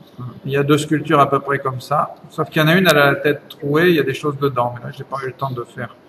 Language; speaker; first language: French; native; French